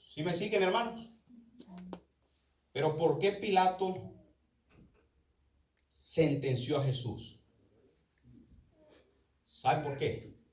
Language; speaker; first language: Spanish; native; Spanish